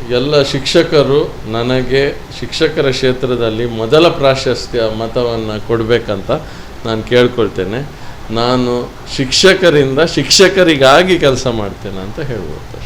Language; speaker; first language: Kannada; native; Kannada